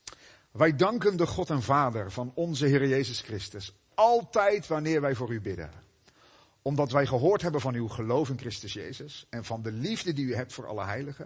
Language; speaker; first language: Dutch; native; Dutch